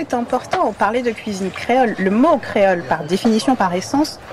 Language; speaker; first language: French; native; French